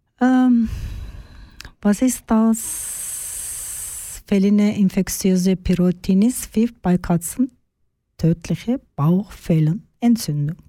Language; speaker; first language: German; non-native, learner; Turkish